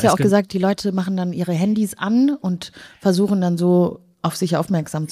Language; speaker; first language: German; native; German